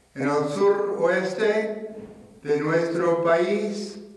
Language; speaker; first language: Spanish; non-native, fluent; English